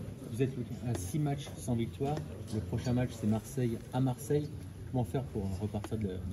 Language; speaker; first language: French; native; French